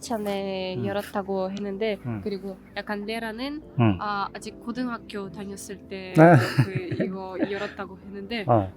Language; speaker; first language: Korean; non-native, learner; Russian